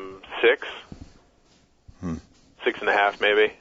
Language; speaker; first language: English; native; English